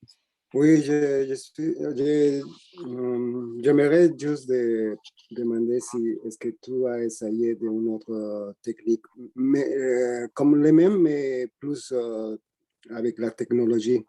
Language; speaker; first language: French; non-native, learner; Spanish